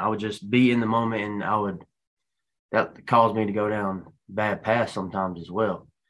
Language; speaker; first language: English; native; English